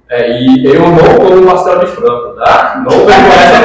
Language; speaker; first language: Portuguese; non-native, fluent; Chinese